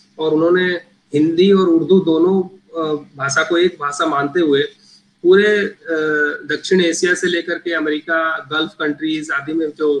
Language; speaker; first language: Hindi; native; Hindi